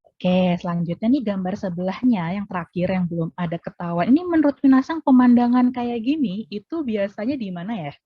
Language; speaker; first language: Indonesian; native; Indonesian